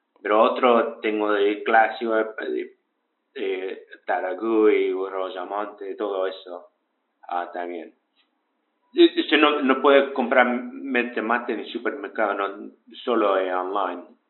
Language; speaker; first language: Spanish; early bilingual, heritage; English